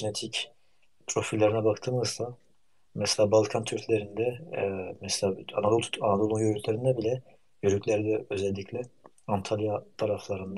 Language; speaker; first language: Turkish; early bilingual, heritage; Turkish